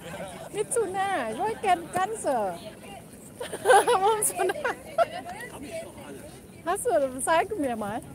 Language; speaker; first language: German; non-native, learner; Thai